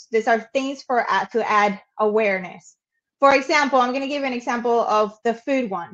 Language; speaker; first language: English; non-native, fluent; Spanish